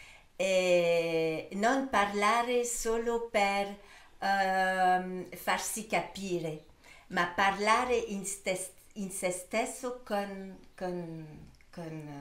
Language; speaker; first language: Italian; early bilingual, heritage; French